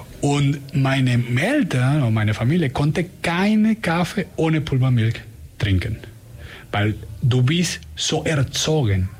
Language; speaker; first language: German; non-native, learner; Spanish